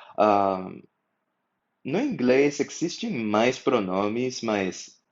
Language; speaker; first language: Portuguese; non-native, fluent; English